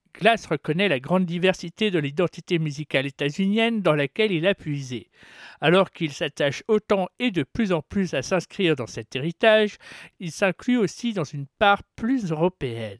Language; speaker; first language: French; native; French